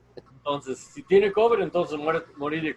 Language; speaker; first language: Spanish; non-native, learner; English